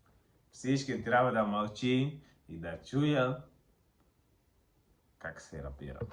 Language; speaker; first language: Bulgarian; non-native, learner; Portuguese